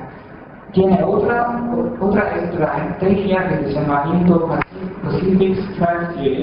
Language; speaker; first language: Spanish; non-native, fluent; Chinese